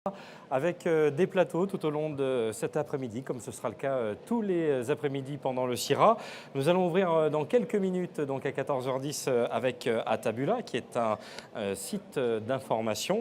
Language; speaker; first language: French; native; French